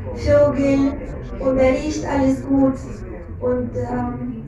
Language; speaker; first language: German; non-native, fluent; Russian